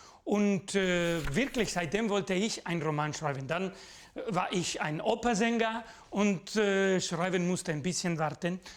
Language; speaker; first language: German; non-native, fluent; Spanish